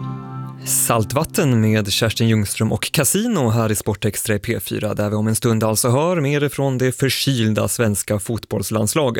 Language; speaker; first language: Swedish; native; Swedish